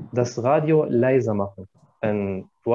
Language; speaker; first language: German; non-native, fluent; Arabic